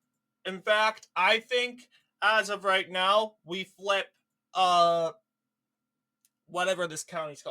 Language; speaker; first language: English; native; English